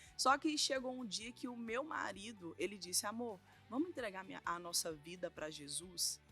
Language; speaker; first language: Portuguese; native; Portuguese